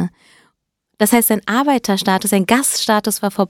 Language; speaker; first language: German; early bilingual, other home language; Italian